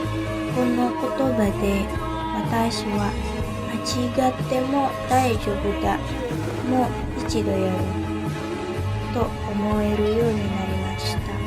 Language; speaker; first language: Japanese; non-native, learner; Indonesian